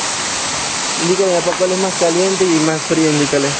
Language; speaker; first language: Spanish; native; Spanish